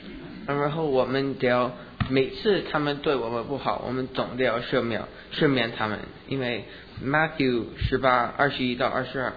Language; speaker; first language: Chinese; early bilingual, heritage; English